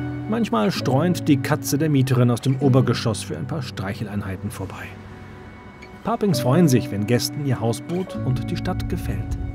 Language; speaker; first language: German; native; German